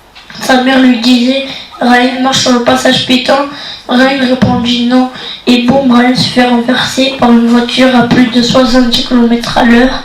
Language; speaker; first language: French; native; French